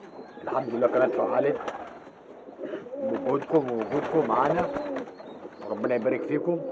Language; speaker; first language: Arabic; native; Arabic